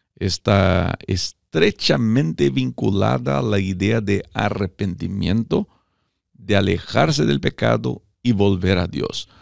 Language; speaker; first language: Spanish; early bilingual, heritage; Spanish